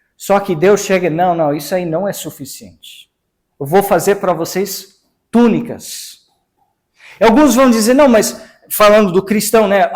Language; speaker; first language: Portuguese; non-native, fluent; English